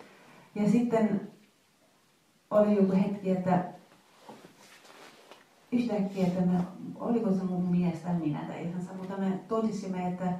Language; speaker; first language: Finnish; non-native, fluent; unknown